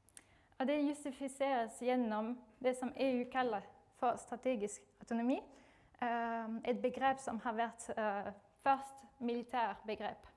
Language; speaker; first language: Norwegian; non-native, fluent; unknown